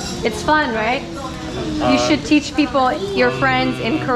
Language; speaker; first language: English; non-native, fluent; Japanese